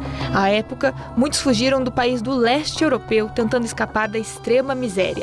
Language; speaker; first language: Portuguese; native; Portuguese